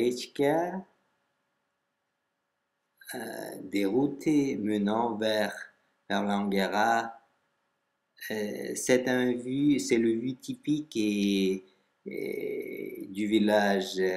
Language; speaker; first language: French; non-native, fluent; Russian